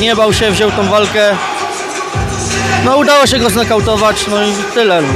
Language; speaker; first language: Polish; native; Polish